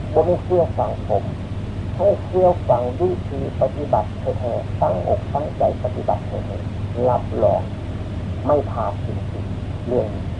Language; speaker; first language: Thai; native; Thai